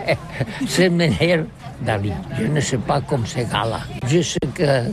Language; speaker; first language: French; non-native, learner; Catalan